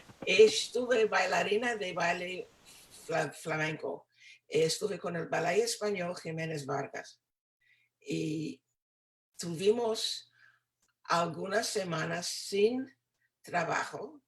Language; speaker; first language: Spanish; non-native, fluent; English